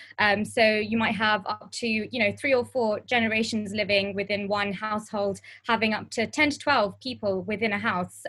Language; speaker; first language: English; native; English